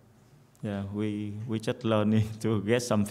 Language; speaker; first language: English; non-native, fluent; Vietnamese